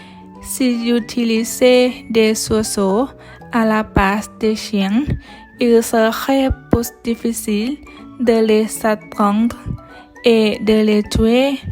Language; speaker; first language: French; non-native, learner; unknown